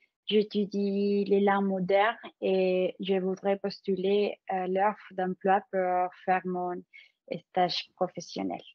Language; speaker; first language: French; non-native, fluent; Spanish